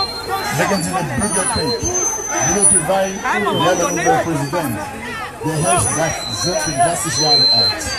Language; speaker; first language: German; non-native, learner; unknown